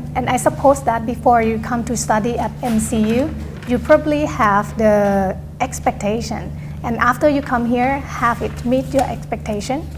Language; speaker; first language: English; non-native, fluent; Thai